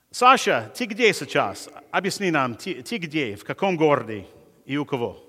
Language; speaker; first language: Russian; non-native, fluent; English